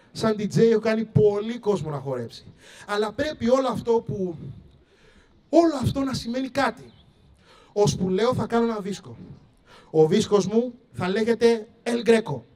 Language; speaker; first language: Greek; early bilingual, other home language; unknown